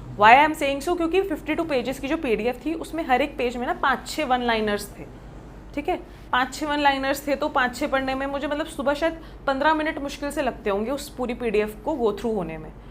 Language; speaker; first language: Hindi; native; Hindi